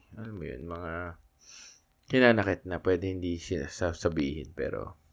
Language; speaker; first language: Filipino; non-native, local second language; Hiligaynon